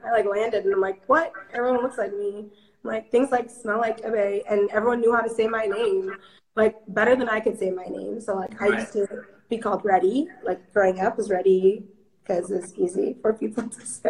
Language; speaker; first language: English; early bilingual, other home language; Amharic